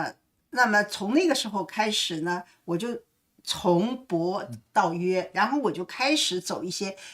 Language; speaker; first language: Chinese; native; Chinese